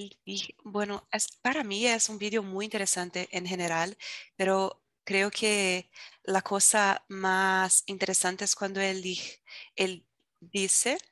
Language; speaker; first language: Spanish; non-native, fluent; Portuguese